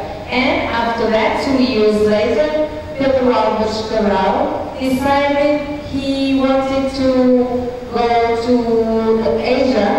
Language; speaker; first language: English; non-native, fluent; Portuguese